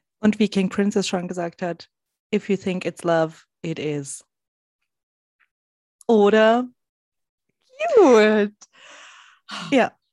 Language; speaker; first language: German; native; German